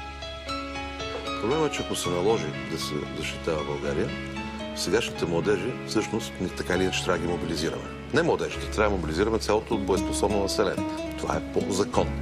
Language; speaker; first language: Bulgarian; native; Bulgarian